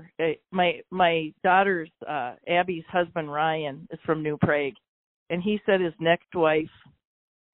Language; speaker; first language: English; native; English